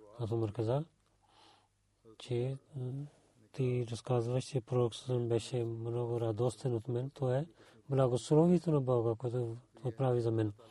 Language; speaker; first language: Bulgarian; non-native, learner; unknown